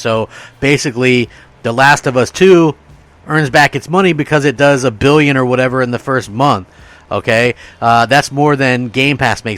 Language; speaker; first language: English; native; English